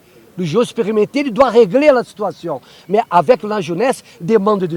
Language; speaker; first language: French; non-native, learner; Portuguese